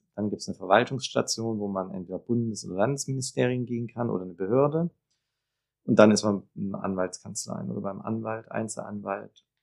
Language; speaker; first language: German; native; German